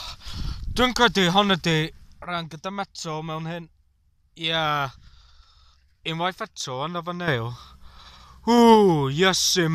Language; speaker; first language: Welsh; non-native, learner; English